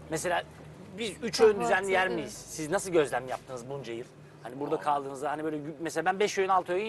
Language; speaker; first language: Turkish; native; Turkish